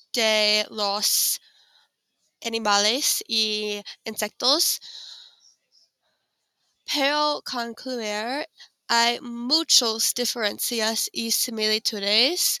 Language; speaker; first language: Spanish; non-native, learner; English